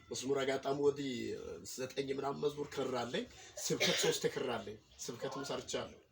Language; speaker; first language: Amharic; non-native, local second language; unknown